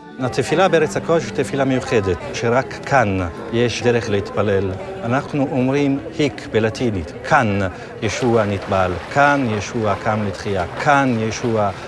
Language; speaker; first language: Hebrew; non-native, fluent; Italian